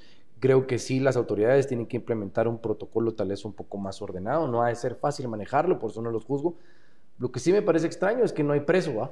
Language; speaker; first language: Spanish; native; Spanish